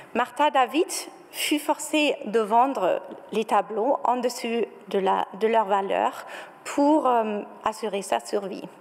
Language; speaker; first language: French; non-native, fluent; German